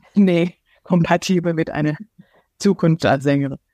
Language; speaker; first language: German; non-native, fluent; English